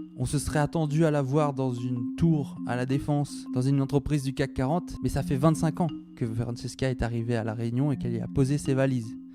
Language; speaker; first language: French; native; French